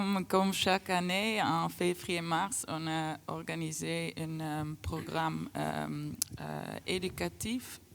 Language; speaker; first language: French; non-native, fluent; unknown